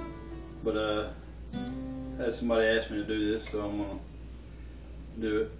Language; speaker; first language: English; native; English